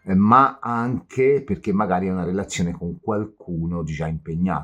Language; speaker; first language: Italian; native; Italian